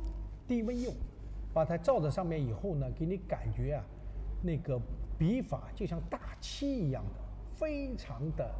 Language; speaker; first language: Chinese; native; Chinese